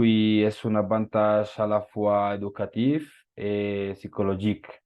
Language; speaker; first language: French; non-native, learner; Spanish